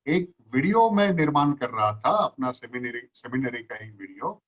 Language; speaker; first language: Hindi; non-native, local second language; Marathi